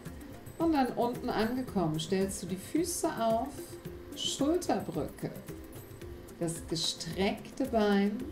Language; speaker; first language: German; native; German